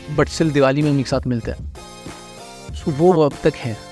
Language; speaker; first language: Hindi; non-native, local second language; Marathi